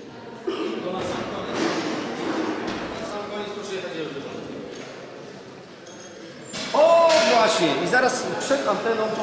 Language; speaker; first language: Polish; native; Polish